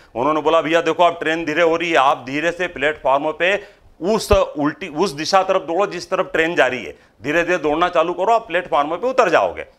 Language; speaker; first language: Hindi; native; Hindi